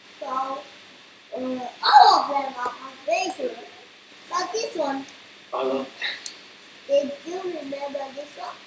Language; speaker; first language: English; non-native, learner; Chinese